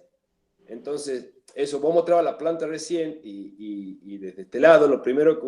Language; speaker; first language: Spanish; native; Spanish